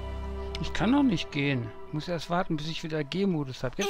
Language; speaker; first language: German; native; German